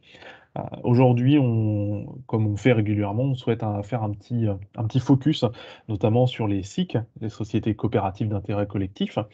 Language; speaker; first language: French; native; French